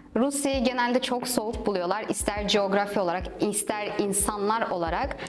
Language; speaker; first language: Turkish; non-native, fluent; Russian